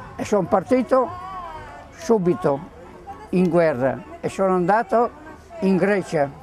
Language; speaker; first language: Italian; native; Italian